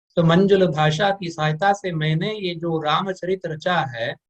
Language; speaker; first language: Hindi; non-native, local second language; Kannada